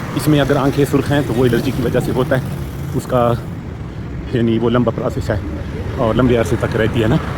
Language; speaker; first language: Urdu; non-native, local second language; Pashto